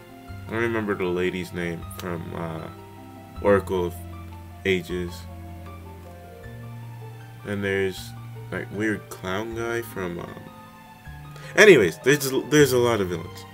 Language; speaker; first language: English; native; English